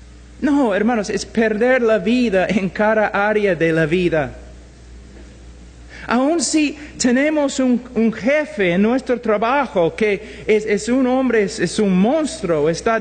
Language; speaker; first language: Spanish; non-native, fluent; English